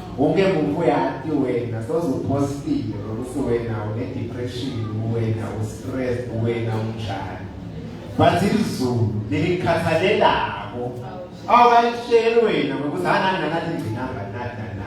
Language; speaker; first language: Zulu; non-native, local second language; Swati